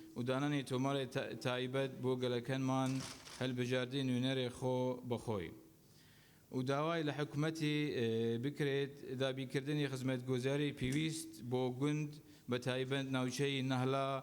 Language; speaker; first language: Central Kurdish; non-native, local second language; Assyrian Neo-Aramaic